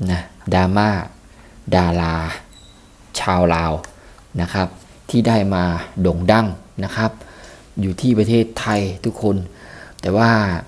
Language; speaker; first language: Thai; native; Thai